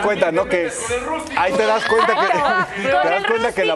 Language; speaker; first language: Spanish; native; Spanish